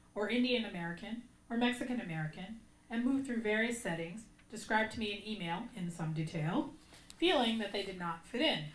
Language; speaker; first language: English; native; English